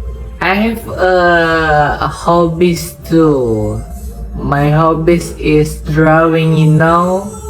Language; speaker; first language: English; non-native, learner; Indonesian